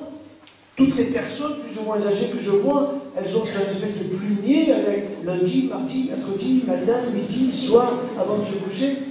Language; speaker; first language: French; native; French